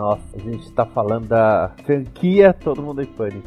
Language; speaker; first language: Portuguese; native; Portuguese